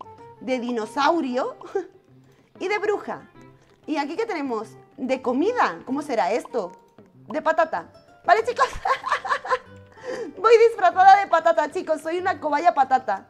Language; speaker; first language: Spanish; native; Spanish